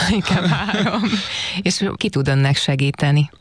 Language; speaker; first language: Hungarian; native; Hungarian